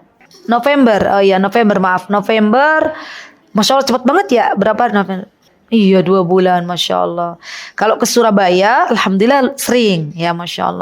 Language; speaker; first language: Indonesian; native; Indonesian